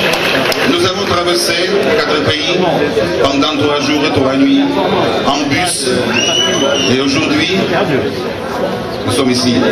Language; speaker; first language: French; non-native, learner; Russian